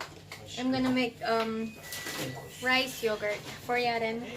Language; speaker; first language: English; non-native, local second language; Filipino